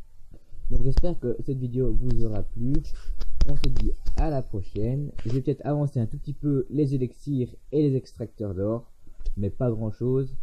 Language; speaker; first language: French; native; French